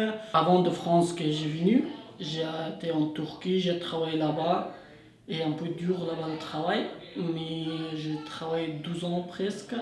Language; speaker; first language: French; non-native, learner; Persian